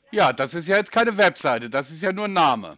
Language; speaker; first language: German; native; German